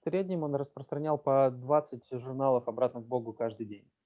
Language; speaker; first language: Russian; native; Russian